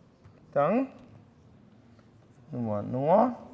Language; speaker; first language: German; non-native, fluent; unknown